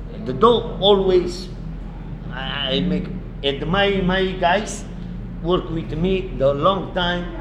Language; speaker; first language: English; non-native, learner; Italian